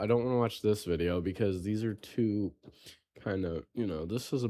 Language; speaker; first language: English; native; English